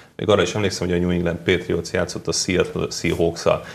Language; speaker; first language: Hungarian; native; Hungarian